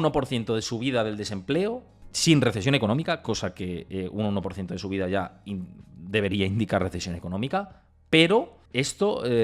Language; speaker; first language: Spanish; native; Spanish